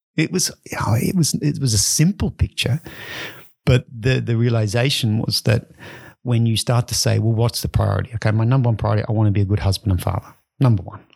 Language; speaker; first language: English; native; English